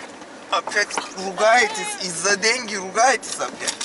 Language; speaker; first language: Russian; non-native, learner; Turkish